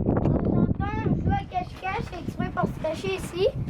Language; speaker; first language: French; early bilingual, heritage; French